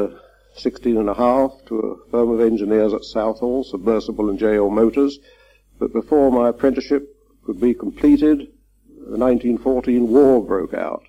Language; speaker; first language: English; native; English